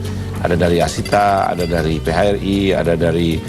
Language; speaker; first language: Indonesian; native; Indonesian